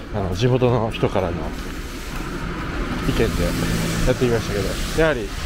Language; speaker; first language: Japanese; native; Japanese